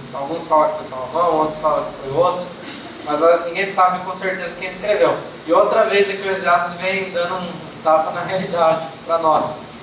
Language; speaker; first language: Portuguese; native; Portuguese